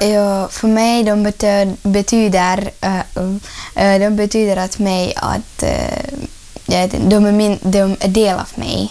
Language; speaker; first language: Swedish; non-native, learner; Ukrainian